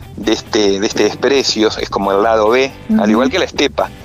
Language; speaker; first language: Spanish; native; Spanish